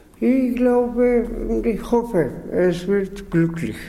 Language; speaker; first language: German; non-native, learner; Georgian